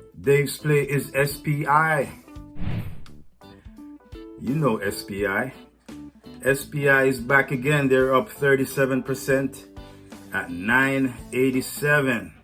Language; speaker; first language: English; native; English